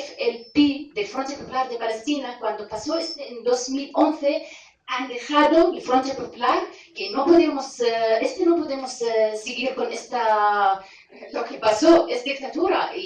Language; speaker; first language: Spanish; non-native, fluent; Arabic